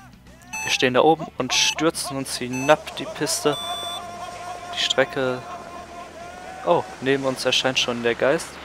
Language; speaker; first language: German; native; German